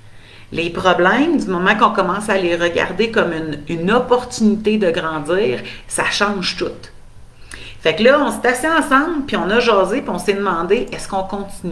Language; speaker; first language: French; native; French